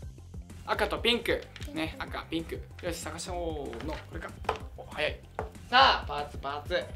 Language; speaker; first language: Japanese; native; Japanese